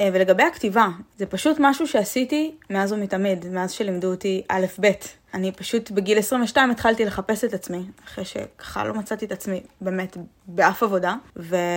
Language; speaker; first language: Hebrew; native; Hebrew